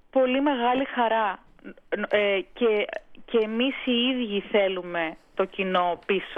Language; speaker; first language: Greek; native; Greek